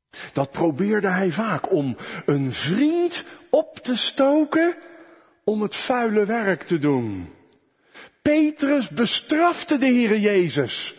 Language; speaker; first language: Dutch; native; Dutch